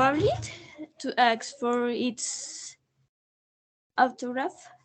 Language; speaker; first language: English; non-native, learner; Spanish